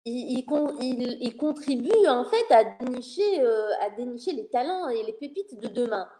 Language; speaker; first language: French; non-native, local second language; Arabic